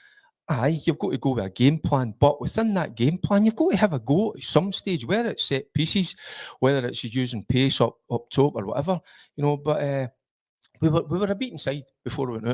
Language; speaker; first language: English; native; English